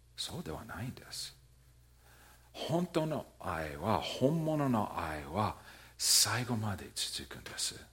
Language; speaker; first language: Japanese; non-native, fluent; English